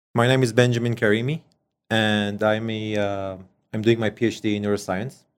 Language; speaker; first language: English; non-native, fluent; Persian